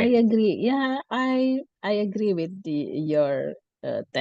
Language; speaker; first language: English; non-native, learner; Indonesian